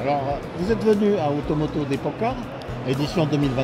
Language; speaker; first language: French; native; French